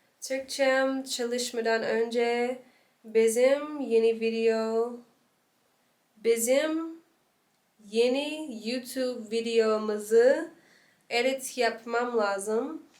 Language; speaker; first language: Turkish; non-native, learner; English